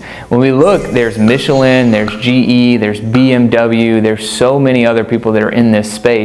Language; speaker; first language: English; native; English